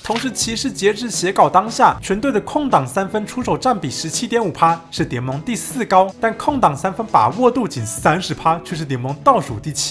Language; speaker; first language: Chinese; native; Chinese